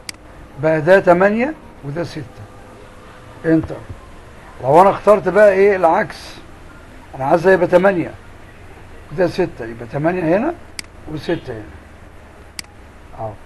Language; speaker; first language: Arabic; native; Arabic